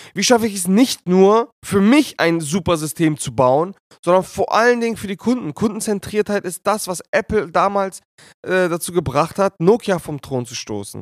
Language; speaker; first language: German; native; German